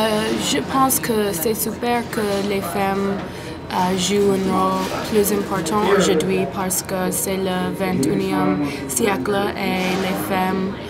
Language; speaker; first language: French; non-native, learner; English